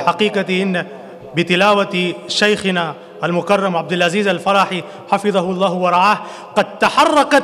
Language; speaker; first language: Arabic; non-native, fluent; Urdu